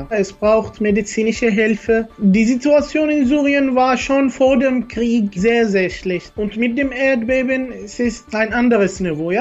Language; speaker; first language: German; non-native, learner; Arabic